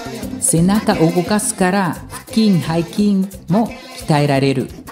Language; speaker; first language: Japanese; non-native, fluent; Spanish